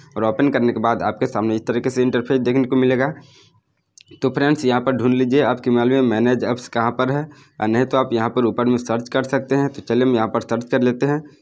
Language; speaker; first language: Hindi; native; Hindi